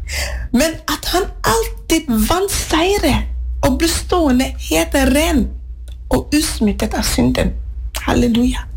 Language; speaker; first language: Norwegian; non-native, fluent; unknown